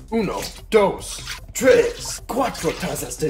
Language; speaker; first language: Spanish; non-native, learner; English